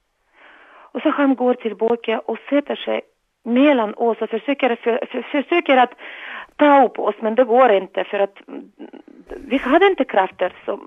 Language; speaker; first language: Swedish; non-native, learner; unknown